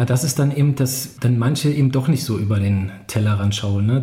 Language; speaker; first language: German; native; German